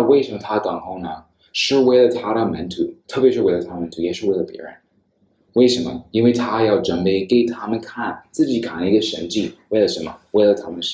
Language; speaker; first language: Chinese; non-native, fluent; English